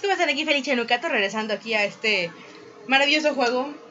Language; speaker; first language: Spanish; native; Spanish